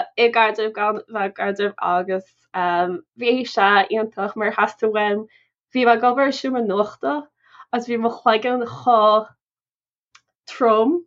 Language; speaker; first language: Irish; non-native, local second language; English